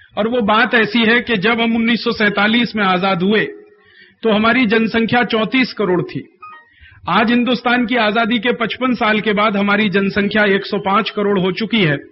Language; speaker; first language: Hindi; native; Hindi